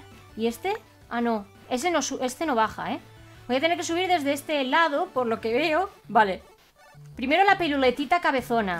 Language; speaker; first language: Spanish; native; Spanish